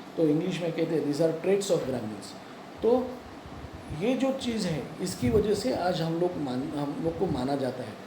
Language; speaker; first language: Hindi; non-native, local second language; Marathi